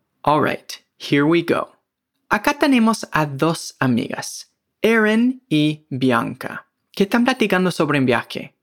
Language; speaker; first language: Spanish; native; Spanish